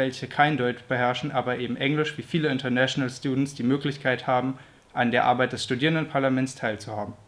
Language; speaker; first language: German; native; German